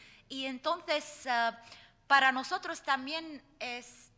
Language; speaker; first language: Spanish; non-native, fluent; Arabic